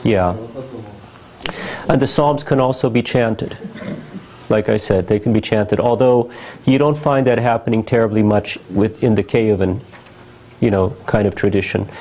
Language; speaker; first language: English; early bilingual, other home language; Ukrainian